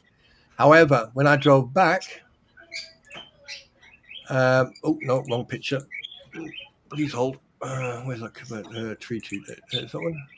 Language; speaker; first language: English; native; English